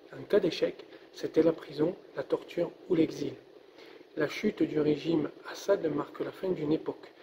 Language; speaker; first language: French; native; French